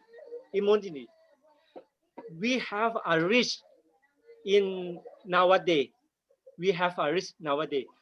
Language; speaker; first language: English; non-native, learner; Thai